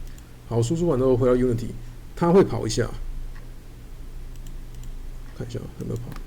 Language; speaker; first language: Chinese; native; Chinese